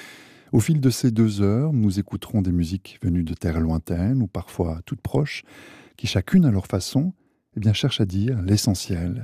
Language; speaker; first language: French; native; French